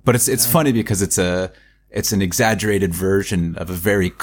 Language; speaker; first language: English; native; English